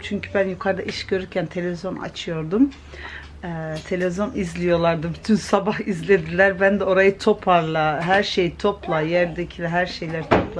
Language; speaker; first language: Turkish; early bilingual, other home language; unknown